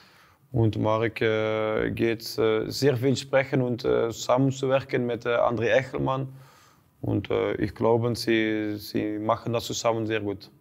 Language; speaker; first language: German; non-native, learner; Dutch